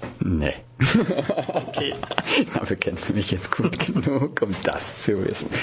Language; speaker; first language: German; native; German